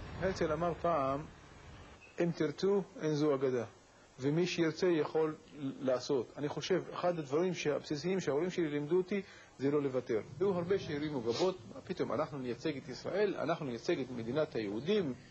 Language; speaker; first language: Hebrew; non-native, local second language; Arabic